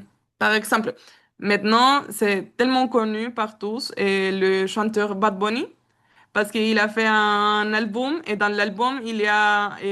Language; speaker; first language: French; non-native, learner; Spanish